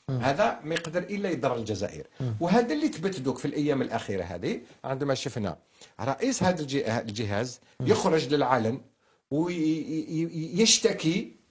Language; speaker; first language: Arabic; native; Arabic